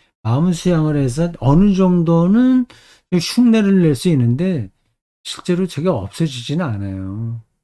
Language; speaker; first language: Korean; native; Korean